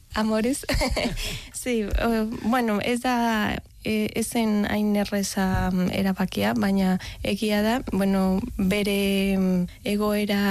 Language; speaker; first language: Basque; non-native, learner; Spanish